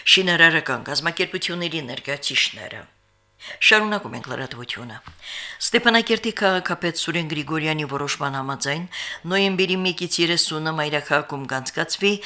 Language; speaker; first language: Armenian; native; Armenian